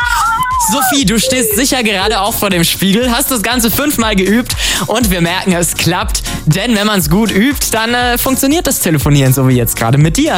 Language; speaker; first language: German; native; German